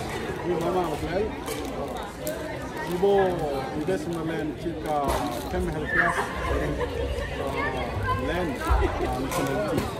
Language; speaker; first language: Danish; non-native, learner; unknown